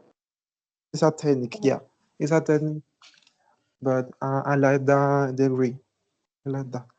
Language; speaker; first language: English; non-native, learner; Spanish